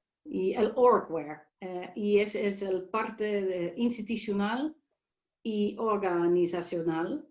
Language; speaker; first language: Spanish; non-native, fluent; Dutch